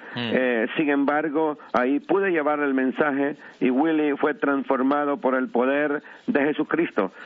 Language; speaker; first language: Spanish; native; Spanish